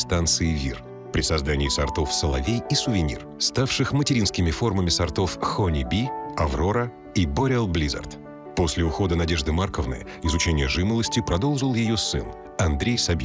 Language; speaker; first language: Russian; native; Russian